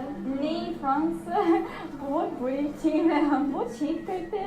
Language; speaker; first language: Hindi; non-native, learner; English